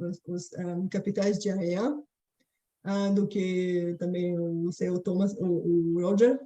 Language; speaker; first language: Portuguese; non-native, fluent; Bulgarian